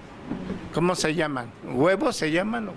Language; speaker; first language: Spanish; native; Spanish